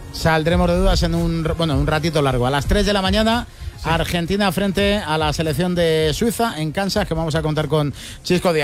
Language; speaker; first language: Spanish; native; Spanish